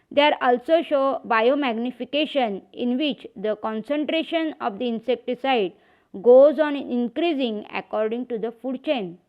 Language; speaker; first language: English; non-native, local second language; Marathi